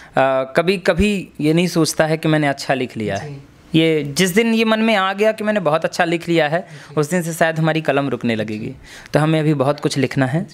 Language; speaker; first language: Hindi; native; Hindi